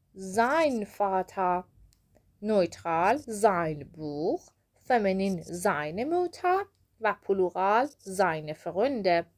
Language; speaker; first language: German; non-native, fluent; Persian